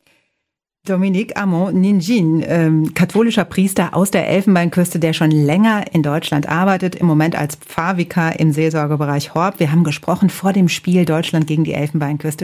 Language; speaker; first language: German; native; German